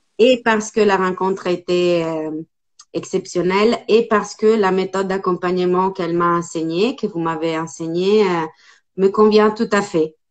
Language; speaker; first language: French; non-native, fluent; Italian